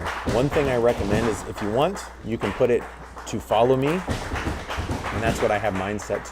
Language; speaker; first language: English; native; English